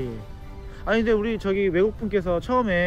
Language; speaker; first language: Korean; native; Korean